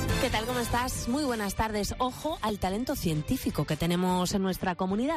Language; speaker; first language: Spanish; native; Spanish